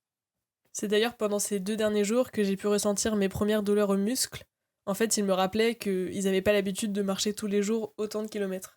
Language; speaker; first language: French; native; French